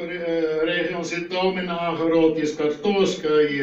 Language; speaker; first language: Russian; non-native, learner; Dutch